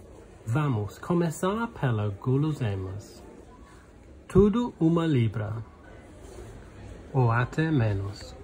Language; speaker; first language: Portuguese; non-native, learner; English